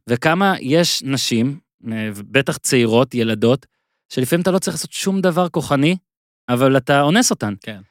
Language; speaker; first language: Hebrew; native; Hebrew